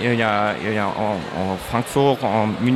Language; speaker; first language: French; non-native, learner; German